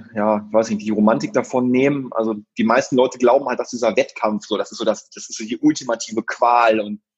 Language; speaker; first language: German; native; German